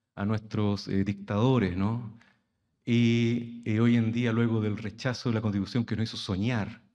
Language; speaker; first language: Spanish; native; Spanish